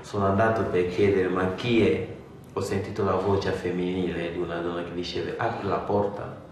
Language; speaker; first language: Italian; non-native, fluent; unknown